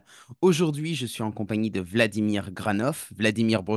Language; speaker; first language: French; native; French